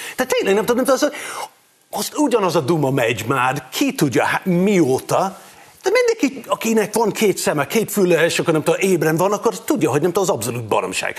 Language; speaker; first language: Hungarian; non-native, fluent; English